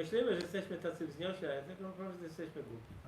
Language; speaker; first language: Polish; native; Polish